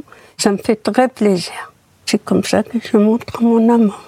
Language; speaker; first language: French; non-native, local second language; Berber languages